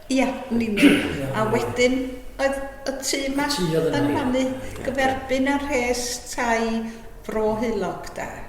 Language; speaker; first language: Welsh; native; Welsh